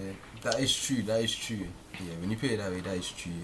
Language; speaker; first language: English; native; English